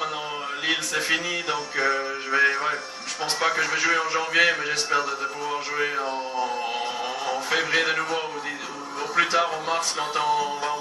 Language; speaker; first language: French; non-native, local second language; German